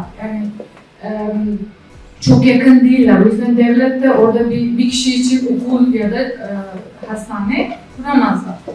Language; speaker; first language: Turkish; non-native, fluent; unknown